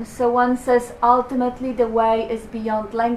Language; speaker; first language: English; non-native, fluent; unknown